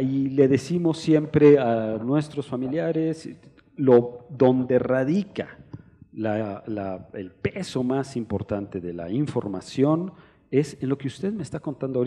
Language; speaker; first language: Spanish; native; Spanish